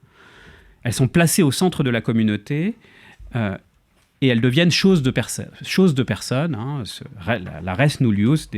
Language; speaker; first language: French; native; French